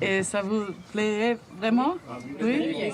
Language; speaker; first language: French; non-native, learner; German